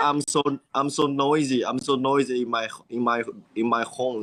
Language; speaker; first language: English; non-native, learner; Chinese